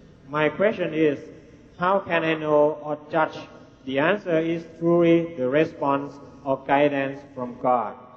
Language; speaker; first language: English; non-native, fluent; Thai